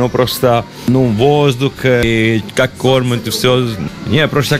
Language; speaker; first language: Russian; non-native, learner; Italian